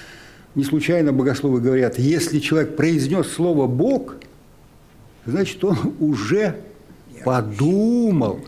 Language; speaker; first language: Russian; native; Russian